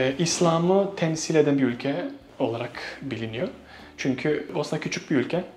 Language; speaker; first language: Turkish; non-native, fluent; Bosnian